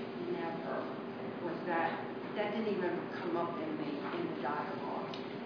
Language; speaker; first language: English; native; English